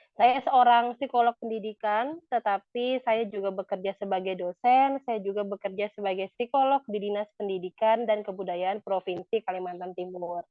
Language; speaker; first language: Indonesian; native; Indonesian